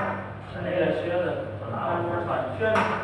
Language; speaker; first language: Chinese; native; Chinese